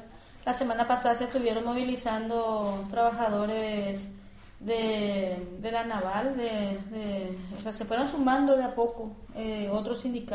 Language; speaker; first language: Spanish; native; Spanish